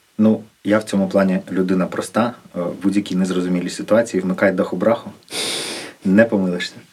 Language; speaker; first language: Ukrainian; non-native, local second language; Russian